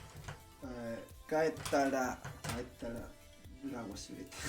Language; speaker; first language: Japanese; non-native, learner; Spanish